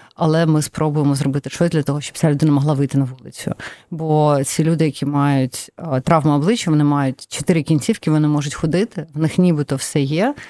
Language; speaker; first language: Ukrainian; non-native, local second language; Russian